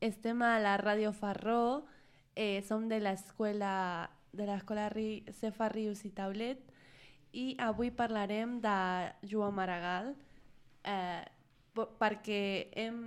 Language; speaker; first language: Catalan; non-native, learner; Spanish